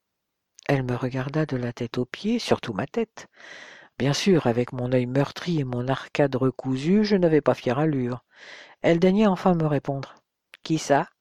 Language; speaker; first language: French; native; French